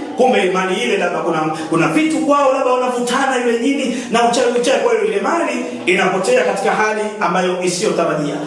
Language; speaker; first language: Swahili; native; Swahili